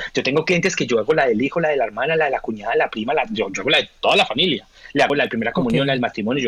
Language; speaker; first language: Spanish; native; Spanish